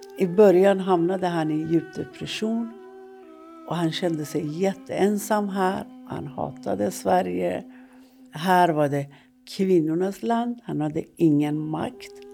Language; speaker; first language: Swedish; non-native, fluent; Persian